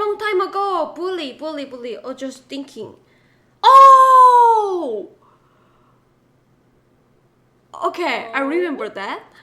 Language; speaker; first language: English; non-native, learner; Korean